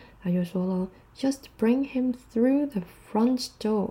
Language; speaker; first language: English; non-native, fluent; Chinese